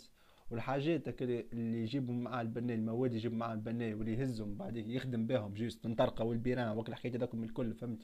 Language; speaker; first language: Arabic; native; Arabic